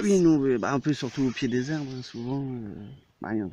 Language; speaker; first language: French; native; French